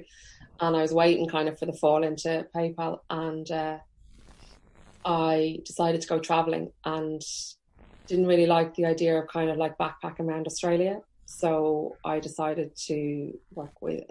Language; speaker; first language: English; native; English